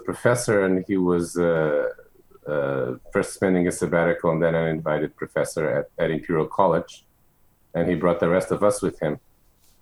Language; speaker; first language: English; non-native, fluent; Portuguese